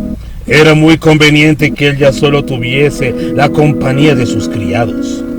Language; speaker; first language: Spanish; native; Spanish